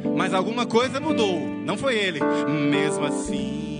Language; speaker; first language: Portuguese; native; Portuguese